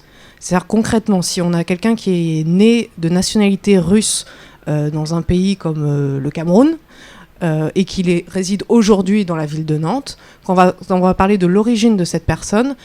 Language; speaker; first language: French; native; French